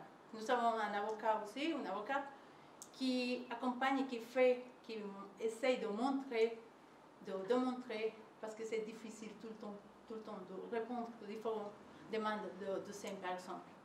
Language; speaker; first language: French; non-native, learner; Spanish